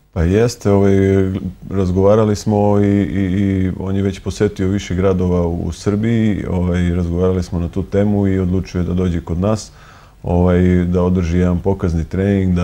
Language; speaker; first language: Serbian; native; Serbian